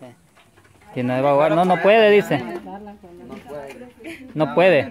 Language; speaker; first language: Spanish; native; Spanish